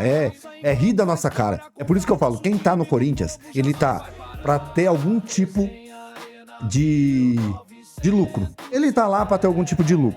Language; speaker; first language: Portuguese; native; Portuguese